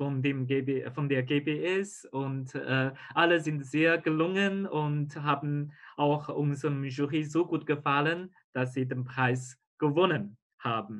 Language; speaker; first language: German; non-native, fluent; Chinese